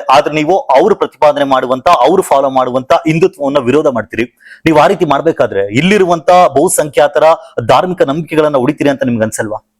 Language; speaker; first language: Kannada; native; Kannada